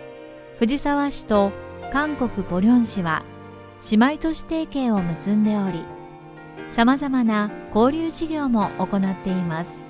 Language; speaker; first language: Japanese; native; Japanese